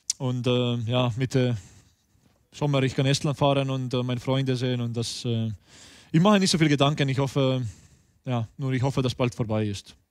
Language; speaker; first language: German; non-native, learner; Estonian